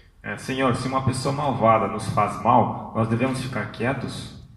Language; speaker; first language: Portuguese; native; Portuguese